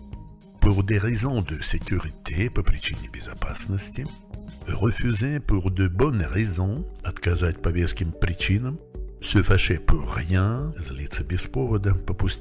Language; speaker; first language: French; non-native, fluent; Russian